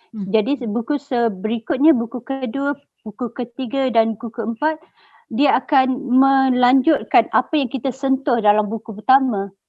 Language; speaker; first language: Malay; native; Malay